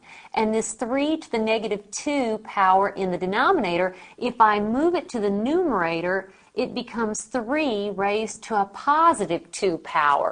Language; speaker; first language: English; native; English